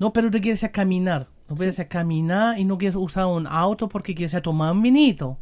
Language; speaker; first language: Spanish; non-native, learner; German